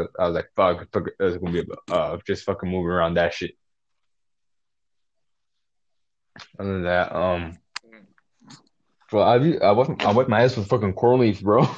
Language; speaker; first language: English; non-native, fluent; Spanish